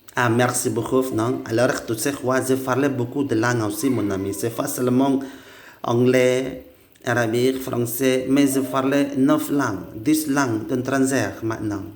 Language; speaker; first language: French; non-native, learner; Indonesian